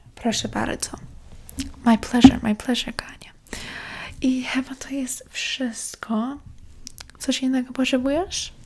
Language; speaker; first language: Polish; early bilingual, heritage; Polish